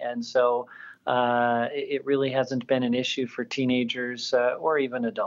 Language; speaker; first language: English; native; English